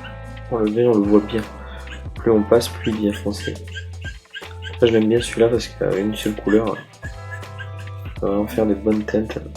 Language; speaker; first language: French; native; French